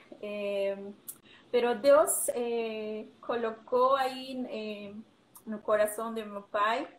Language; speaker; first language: Portuguese; non-native, learner; Spanish